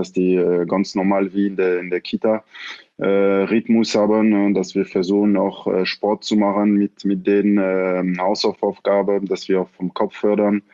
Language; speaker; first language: German; non-native, fluent; French